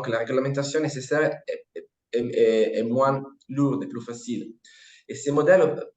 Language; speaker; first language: French; non-native, fluent; Italian